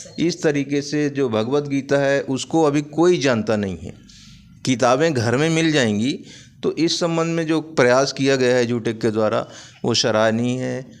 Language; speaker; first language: Hindi; native; Hindi